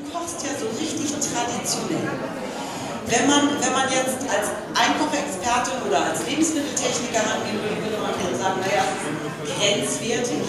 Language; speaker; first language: German; native; German